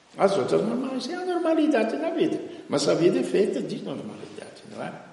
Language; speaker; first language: Portuguese; non-native, fluent; Italian